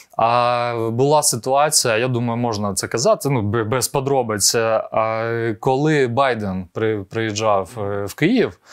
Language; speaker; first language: Ukrainian; non-native, local second language; Russian